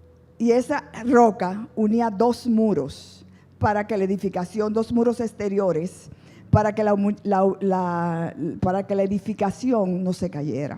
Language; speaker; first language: Spanish; native; Spanish